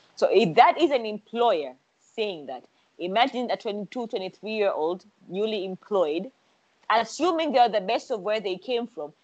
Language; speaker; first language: English; non-native, local second language; Swahili